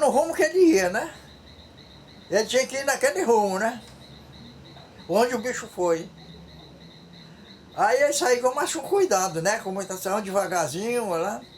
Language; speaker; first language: Portuguese; native; Portuguese